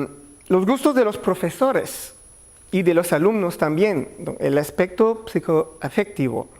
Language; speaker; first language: Spanish; non-native, learner; French